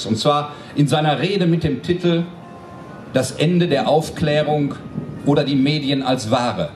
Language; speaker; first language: German; native; German